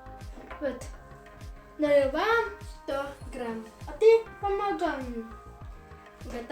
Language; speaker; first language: Russian; early bilingual, heritage; Russian